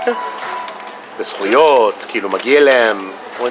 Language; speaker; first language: Hebrew; non-native, fluent; English